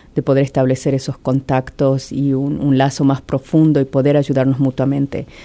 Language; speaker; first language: Spanish; native; Spanish